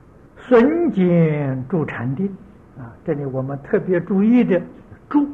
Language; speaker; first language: Chinese; native; Chinese